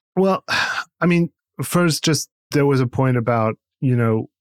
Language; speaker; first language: English; non-native, fluent; Polish